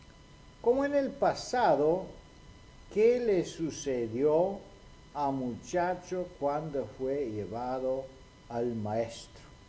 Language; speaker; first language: Spanish; non-native, fluent; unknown